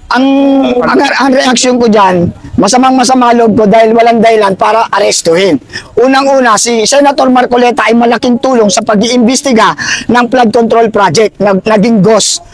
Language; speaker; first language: Filipino; native; Filipino